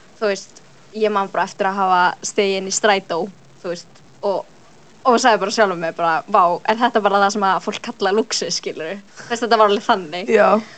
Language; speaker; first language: Icelandic; early bilingual, other home language; Filipino